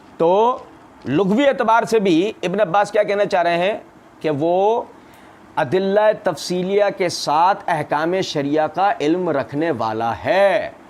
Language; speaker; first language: Urdu; non-native, local second language; Punjabi